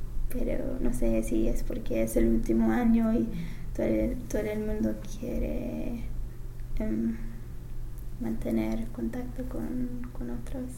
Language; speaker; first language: Spanish; non-native, fluent; English